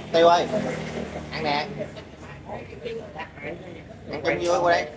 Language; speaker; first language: Vietnamese; native; Vietnamese